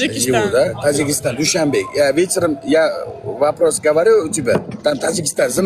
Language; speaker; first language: Russian; non-native, local second language; Uzbek